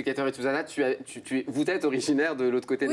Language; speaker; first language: French; native; French